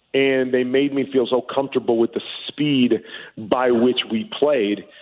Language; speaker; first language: English; native; English